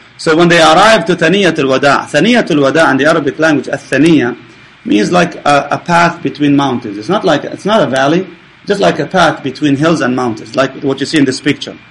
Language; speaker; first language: English; non-native, fluent; Arabic